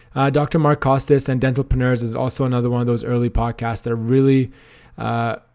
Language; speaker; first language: English; native; English